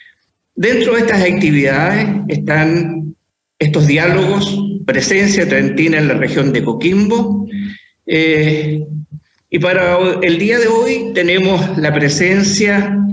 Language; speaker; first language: Spanish; native; Spanish